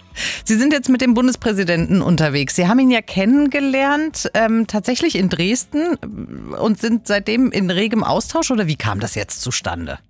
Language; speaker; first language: German; native; German